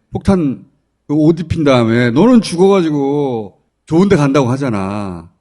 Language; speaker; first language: Korean; native; Korean